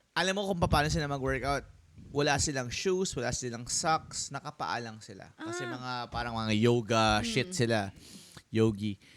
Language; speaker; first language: Filipino; native; Filipino